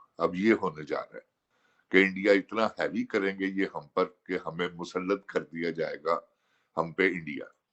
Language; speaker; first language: Urdu; non-native, local second language; Punjabi